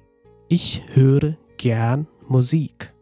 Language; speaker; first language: German; non-native, fluent; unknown